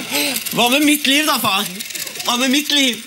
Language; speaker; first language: Norwegian; native; Norwegian